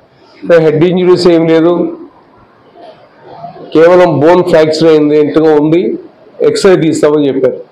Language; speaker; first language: Telugu; native; Telugu